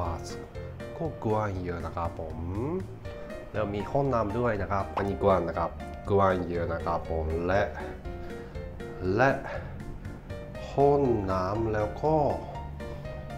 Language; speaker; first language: Thai; non-native, learner; Japanese